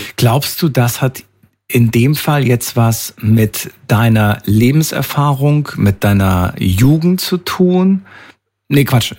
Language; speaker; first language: German; native; German